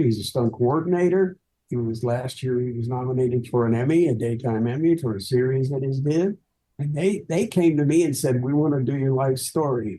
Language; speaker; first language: English; native; English